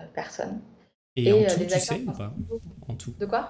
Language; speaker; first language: French; native; French